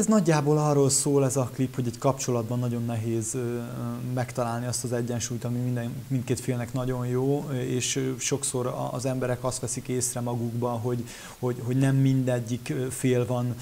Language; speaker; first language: Hungarian; native; Hungarian